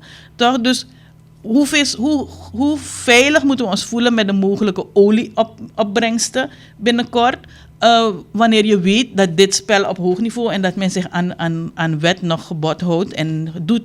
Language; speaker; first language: Dutch; native; Dutch